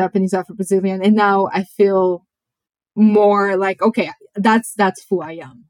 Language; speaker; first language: English; non-native, fluent; Japanese